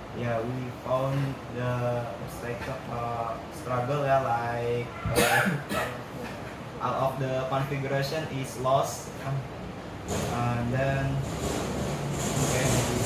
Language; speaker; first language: English; non-native, learner; Indonesian